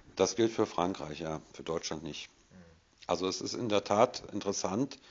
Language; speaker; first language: German; native; German